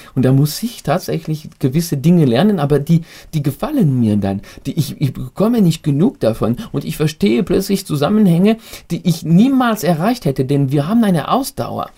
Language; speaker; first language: German; non-native, fluent; French